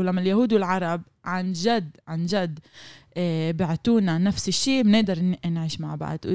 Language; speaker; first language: Arabic; non-native, fluent; Hebrew